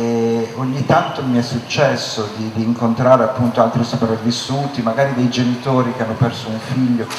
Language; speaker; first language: Italian; native; Italian